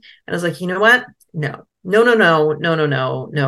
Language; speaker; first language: English; native; English